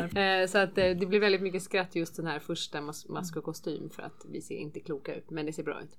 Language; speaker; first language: Swedish; non-native, fluent; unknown